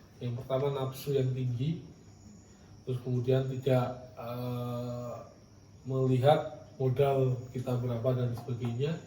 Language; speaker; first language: Indonesian; native; Indonesian